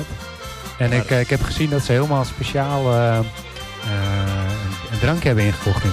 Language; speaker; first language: Dutch; native; Dutch